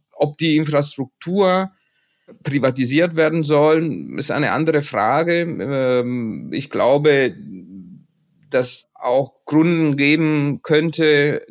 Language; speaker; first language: German; non-native, fluent; Italian